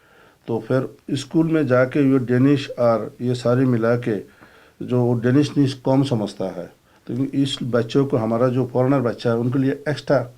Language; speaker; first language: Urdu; non-native, fluent; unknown